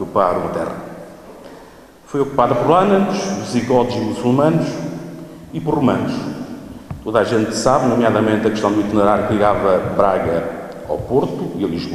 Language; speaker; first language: Portuguese; native; Portuguese